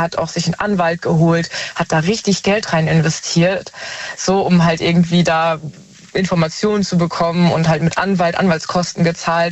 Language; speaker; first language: German; native; German